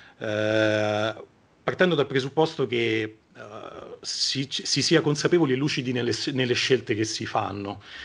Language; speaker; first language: Italian; native; Italian